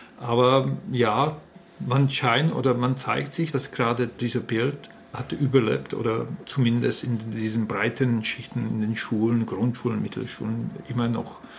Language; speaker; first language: German; non-native, fluent; Czech